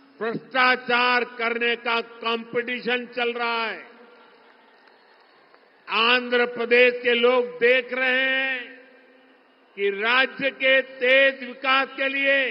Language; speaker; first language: Hindi; non-native, local second language; Gujarati